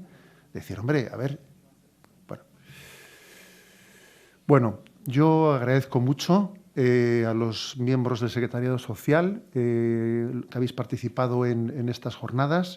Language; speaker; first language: Spanish; native; Spanish